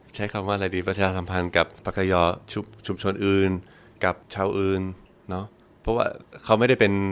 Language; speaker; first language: Thai; non-native, fluent; English